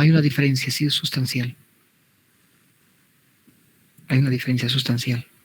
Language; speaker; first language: Spanish; native; Spanish